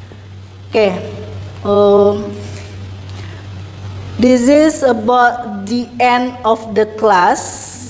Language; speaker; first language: English; non-native, learner; Indonesian